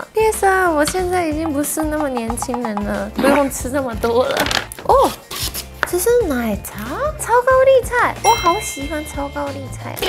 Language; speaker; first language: Chinese; non-native, fluent; Japanese